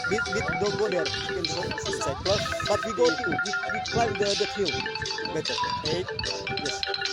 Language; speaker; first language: English; non-native, learner; Indonesian